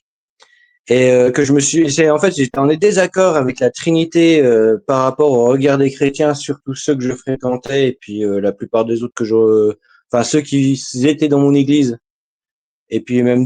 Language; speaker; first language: French; native; French